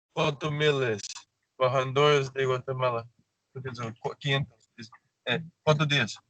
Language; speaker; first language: Spanish; non-native, learner; English